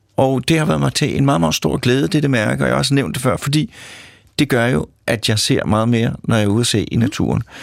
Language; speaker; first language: Danish; native; Danish